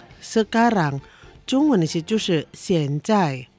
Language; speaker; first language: Chinese; non-native, fluent; Indonesian